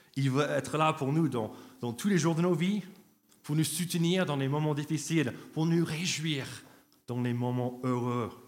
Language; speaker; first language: French; non-native, fluent; English